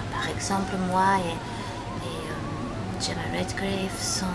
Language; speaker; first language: French; non-native, fluent; English